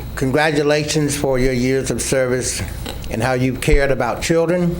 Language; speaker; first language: English; native; English